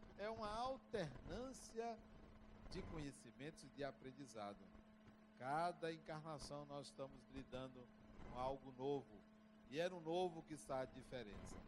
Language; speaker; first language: Portuguese; native; Portuguese